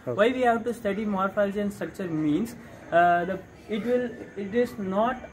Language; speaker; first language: English; non-native, local second language; Tamil